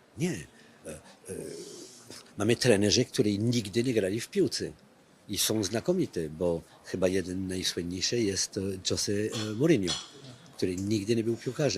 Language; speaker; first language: Polish; non-native, fluent; French